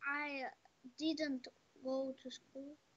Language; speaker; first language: English; non-native, learner; Russian